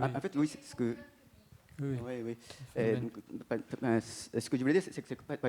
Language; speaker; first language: French; non-native, fluent; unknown